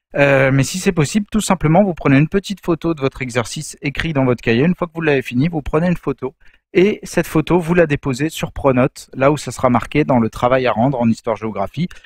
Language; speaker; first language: French; native; French